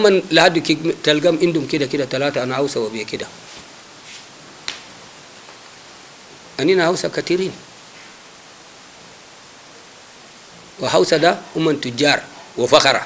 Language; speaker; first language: Arabic; non-native, local second language; Hausa